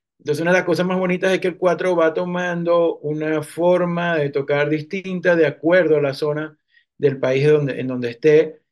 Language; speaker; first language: Spanish; native; Spanish